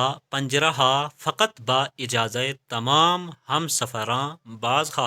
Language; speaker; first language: Persian; non-native, fluent; Urdu